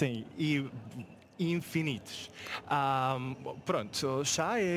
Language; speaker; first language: Portuguese; non-native, fluent; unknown